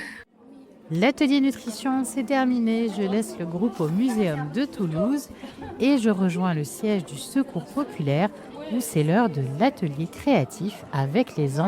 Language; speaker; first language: French; native; French